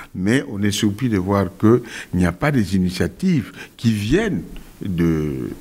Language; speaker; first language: French; non-native, local second language; Kongo